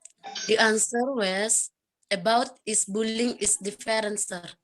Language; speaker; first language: English; non-native, learner; Indonesian